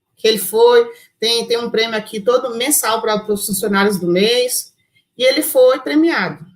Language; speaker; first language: Portuguese; native; Portuguese